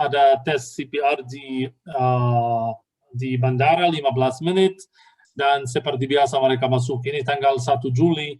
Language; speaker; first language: Indonesian; non-native, fluent; Arabic